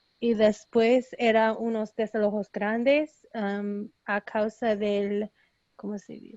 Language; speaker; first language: Spanish; early bilingual, heritage; Spanish